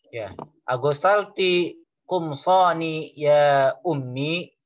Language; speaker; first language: Arabic; non-native, learner; Indonesian